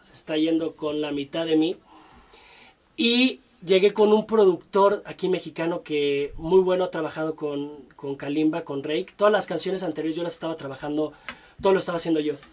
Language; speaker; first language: Spanish; native; Spanish